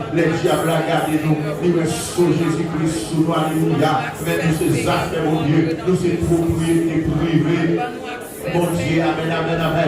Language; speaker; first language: French; non-native, local second language; Haitian Creole